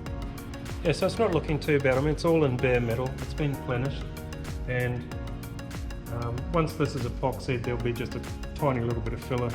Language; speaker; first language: English; native; English